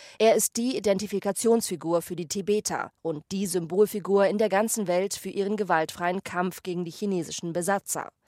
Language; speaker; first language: German; native; German